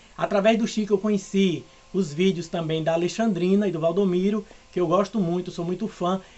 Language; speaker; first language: Portuguese; native; Portuguese